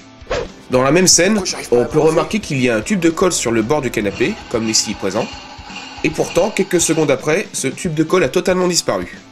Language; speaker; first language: French; native; French